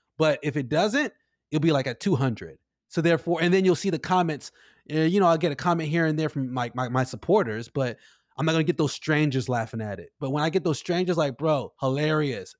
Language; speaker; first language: English; native; English